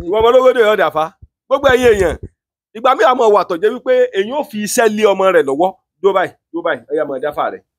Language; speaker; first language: Yoruba; native; Yoruba